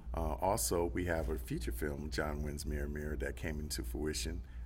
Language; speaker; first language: English; native; English